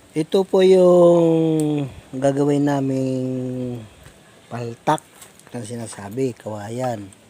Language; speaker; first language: Filipino; native; Filipino